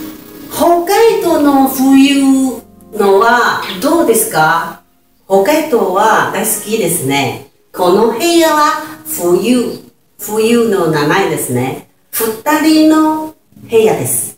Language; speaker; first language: Japanese; non-native, learner; Chinese